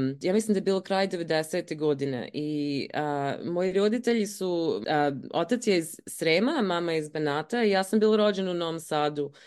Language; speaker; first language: Serbian; early bilingual, other home language; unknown